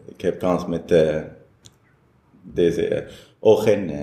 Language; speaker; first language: Dutch; non-native, learner; Arabic